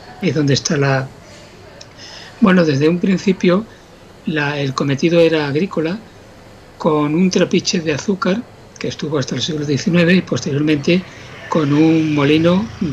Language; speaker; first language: Spanish; native; Spanish